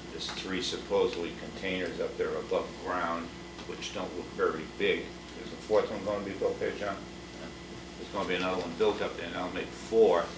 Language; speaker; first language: English; native; English